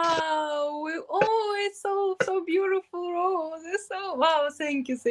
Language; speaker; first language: English; non-native, learner; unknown